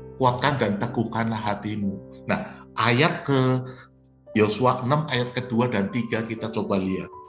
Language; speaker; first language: Indonesian; native; Indonesian